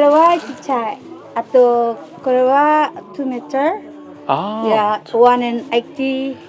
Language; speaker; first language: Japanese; non-native, learner; Indonesian